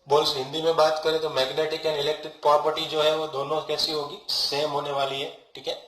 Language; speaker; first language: Hindi; non-native, local second language; Gujarati